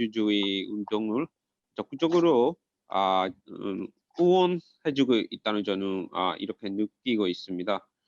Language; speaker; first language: Korean; non-native, fluent; Burmese